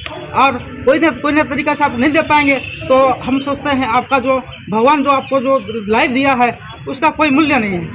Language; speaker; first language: Hindi; non-native, local second language; Odia